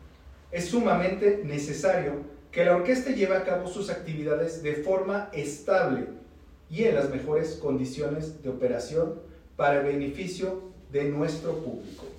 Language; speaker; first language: Spanish; native; Spanish